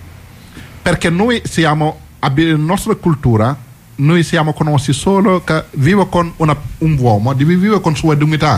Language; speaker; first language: Italian; non-native, learner; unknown